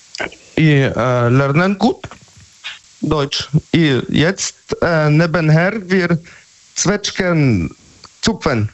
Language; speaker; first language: German; non-native, learner; Polish